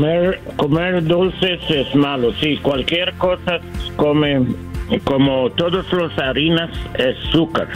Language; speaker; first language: Spanish; non-native, learner; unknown